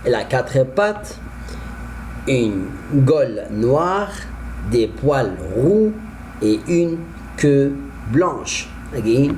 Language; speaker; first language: French; non-native, fluent; Arabic